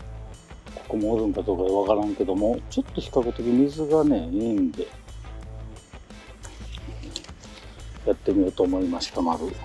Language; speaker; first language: Japanese; native; Japanese